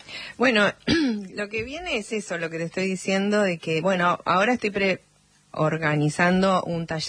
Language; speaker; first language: Spanish; native; Spanish